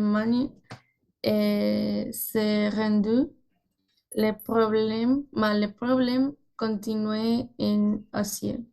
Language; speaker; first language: French; non-native, learner; Spanish